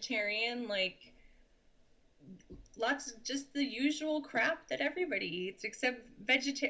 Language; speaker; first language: English; native; English